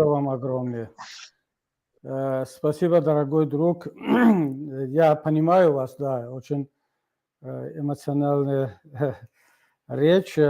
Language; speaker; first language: Russian; non-native, local second language; Tajik